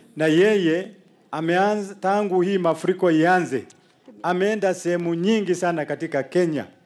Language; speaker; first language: Swahili; native; Swahili